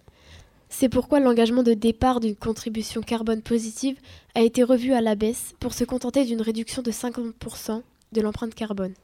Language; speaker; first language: French; native; French